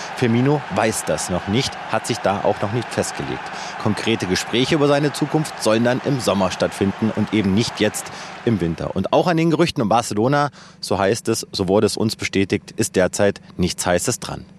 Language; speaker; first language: German; native; German